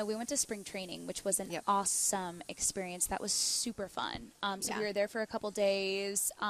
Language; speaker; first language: English; native; English